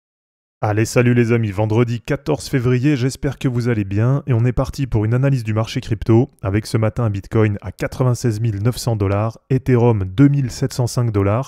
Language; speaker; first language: French; native; French